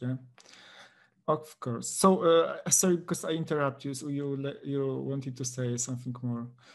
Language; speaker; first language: English; non-native, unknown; Polish